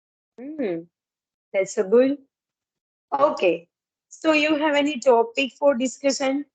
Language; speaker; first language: English; non-native, learner; Gujarati